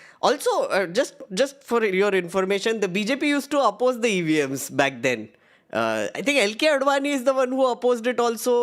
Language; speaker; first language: English; non-native, local second language; Hindi